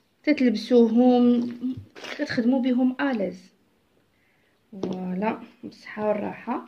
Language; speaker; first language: Arabic; native; Arabic